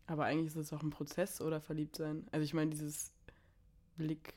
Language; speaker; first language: German; native; German